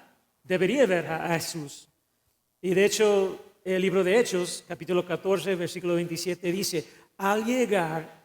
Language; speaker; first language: Spanish; non-native, fluent; English